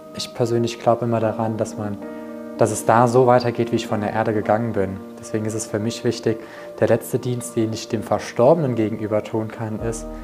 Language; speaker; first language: German; native; German